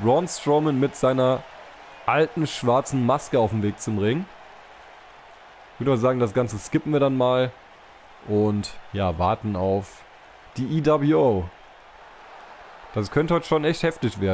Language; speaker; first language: German; native; German